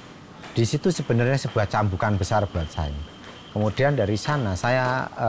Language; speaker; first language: Indonesian; native; Indonesian